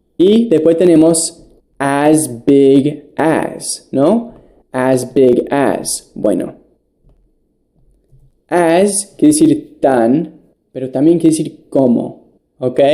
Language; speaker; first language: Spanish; non-native, fluent; English